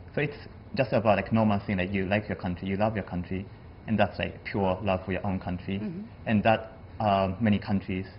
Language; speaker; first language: English; non-native, fluent; Japanese